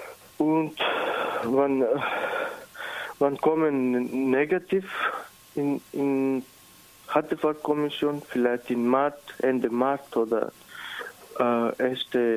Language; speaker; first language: German; non-native, learner; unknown